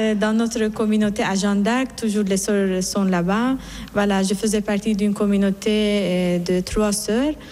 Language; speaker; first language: French; non-native, fluent; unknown